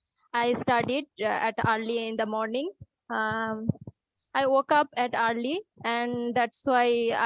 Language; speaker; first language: English; non-native, learner; Bangla